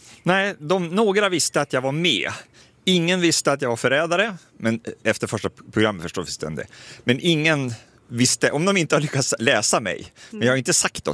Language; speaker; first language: Swedish; native; Swedish